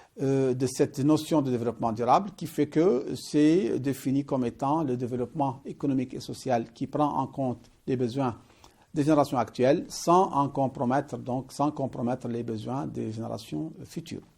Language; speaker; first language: French; non-native, local second language; Arabic